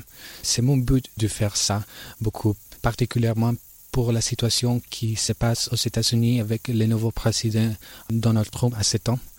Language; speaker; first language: French; non-native, learner; Spanish